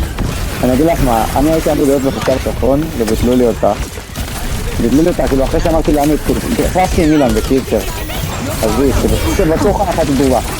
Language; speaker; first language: Hebrew; native; Hebrew